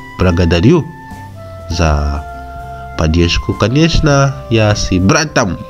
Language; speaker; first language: Russian; non-native, fluent; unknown